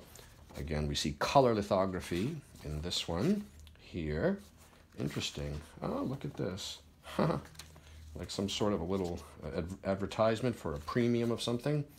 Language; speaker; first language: English; native; English